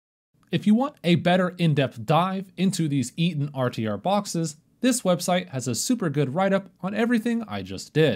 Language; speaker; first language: English; native; English